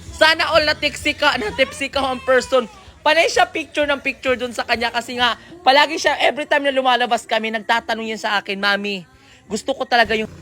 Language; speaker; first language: Filipino; non-native, local second language; Cebuano